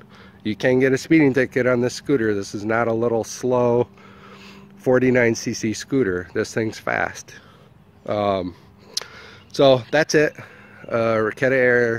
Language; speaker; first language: English; native; English